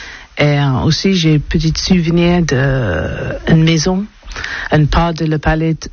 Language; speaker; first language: French; non-native, learner; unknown